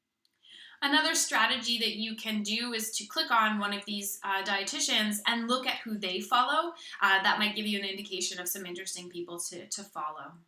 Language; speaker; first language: English; native; English